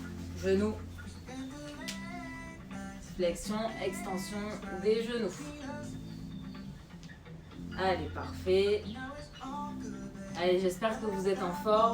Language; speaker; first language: French; native; French